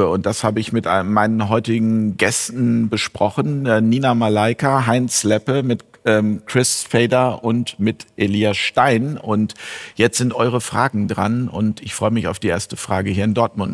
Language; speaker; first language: German; native; German